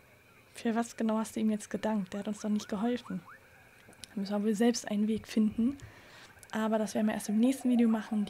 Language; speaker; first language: German; native; German